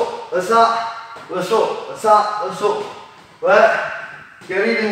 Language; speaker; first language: Turkish; non-native, learner; Polish